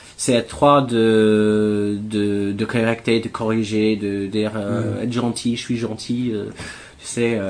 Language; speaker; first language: French; non-native, fluent; English